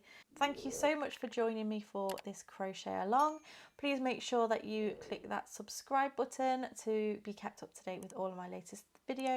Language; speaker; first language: English; native; English